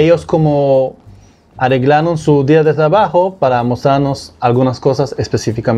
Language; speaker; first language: Spanish; non-native, fluent; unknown